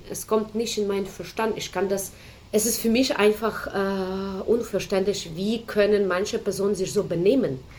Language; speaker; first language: German; non-native, fluent; Ukrainian